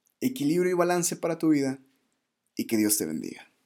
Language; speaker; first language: Spanish; native; Spanish